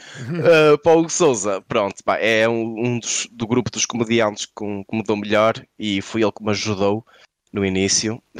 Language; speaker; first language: Portuguese; native; Portuguese